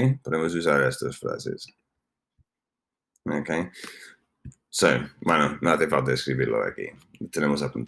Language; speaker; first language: Spanish; non-native, fluent; English